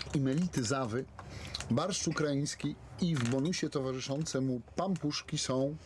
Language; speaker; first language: Polish; native; Polish